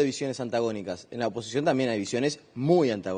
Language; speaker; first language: Spanish; native; Spanish